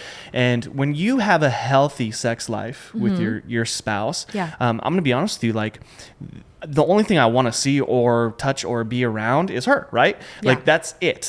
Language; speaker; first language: English; native; English